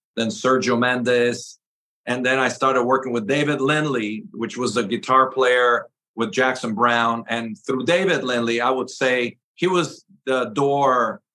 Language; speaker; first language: English; early bilingual, other home language; Spanish